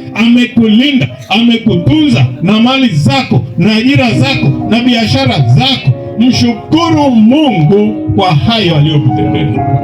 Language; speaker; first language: Swahili; non-native, local second language; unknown